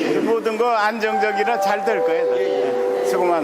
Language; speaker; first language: Korean; native; Korean